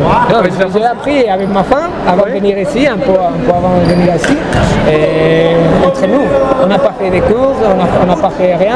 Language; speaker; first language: French; non-native, fluent; Spanish